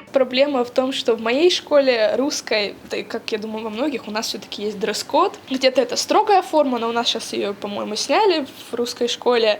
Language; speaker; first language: Russian; native; Russian